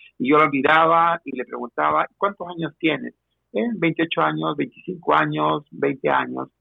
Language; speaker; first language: Spanish; native; Spanish